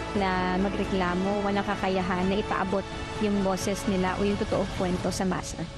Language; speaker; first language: Filipino; non-native, local second language; Masbatenyo